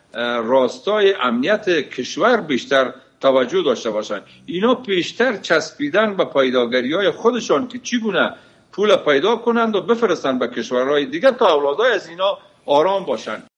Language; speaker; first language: Persian; native; Persian